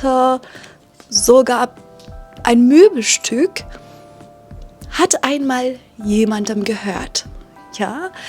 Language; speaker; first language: German; non-native, fluent; Persian